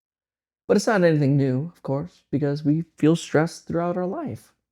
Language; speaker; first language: English; native; English